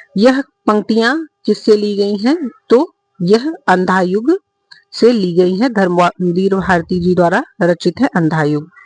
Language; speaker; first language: Hindi; native; Hindi